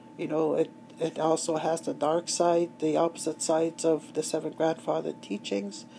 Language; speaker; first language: English; native; English